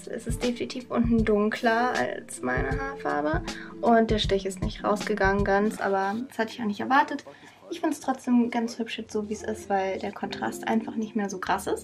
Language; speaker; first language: German; native; German